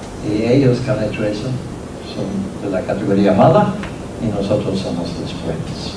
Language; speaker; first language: Spanish; non-native, fluent; Norwegian